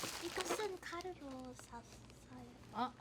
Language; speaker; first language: Korean; non-native, learner; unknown